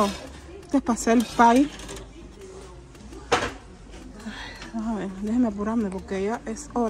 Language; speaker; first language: Spanish; native; Spanish